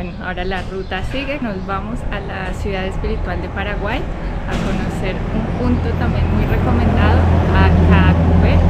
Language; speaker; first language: Spanish; native; Spanish